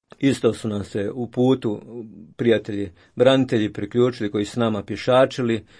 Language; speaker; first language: Croatian; native; Croatian